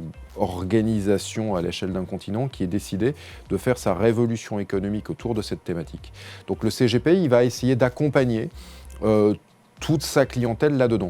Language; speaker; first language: French; native; French